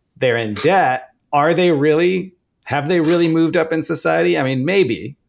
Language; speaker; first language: English; early bilingual, other home language; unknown